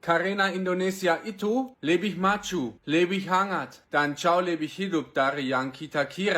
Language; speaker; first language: Indonesian; non-native, fluent; German